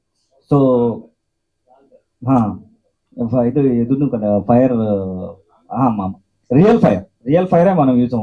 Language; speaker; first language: Telugu; non-native, learner; Kannada